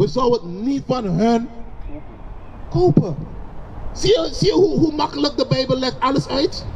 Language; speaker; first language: Dutch; non-native, learner; English